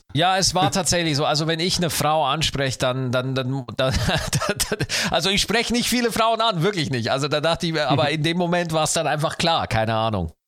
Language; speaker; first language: German; native; German